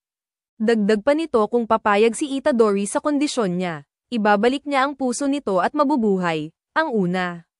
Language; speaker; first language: Filipino; native; Filipino